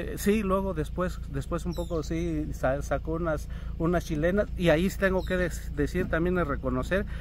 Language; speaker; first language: Spanish; non-native, local second language; Mixtepec Mixtec